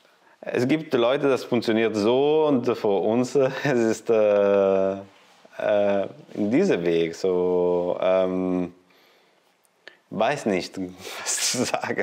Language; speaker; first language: German; non-native, learner; Italian